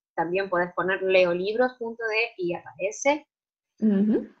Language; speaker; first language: Spanish; native; Spanish